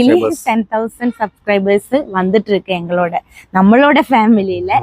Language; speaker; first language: Tamil; non-native, learner; Malayalam